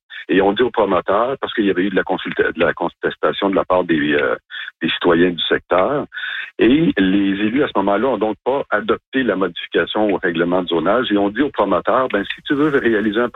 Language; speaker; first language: French; native; French